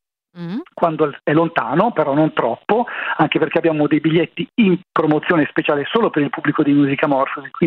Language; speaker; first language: Italian; native; Italian